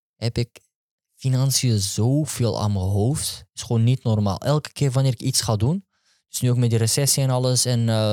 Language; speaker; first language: Dutch; early bilingual, other home language; Turkish